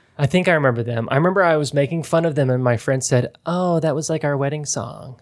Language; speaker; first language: English; native; English